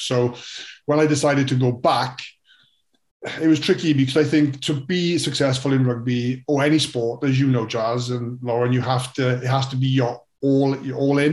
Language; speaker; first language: English; native; English